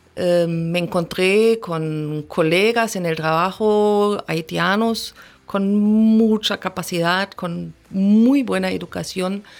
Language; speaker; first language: Spanish; non-native, fluent; German